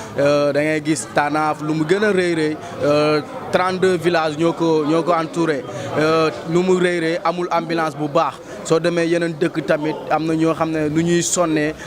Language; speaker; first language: Wolof; non-native, local second language; Mandingo